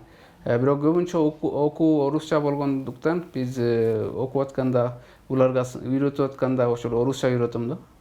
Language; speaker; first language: Kyrgyz; non-native, fluent; Urdu